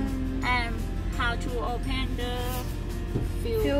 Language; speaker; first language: English; non-native, learner; Thai